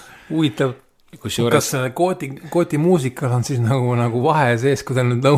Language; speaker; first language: Estonian; native; Estonian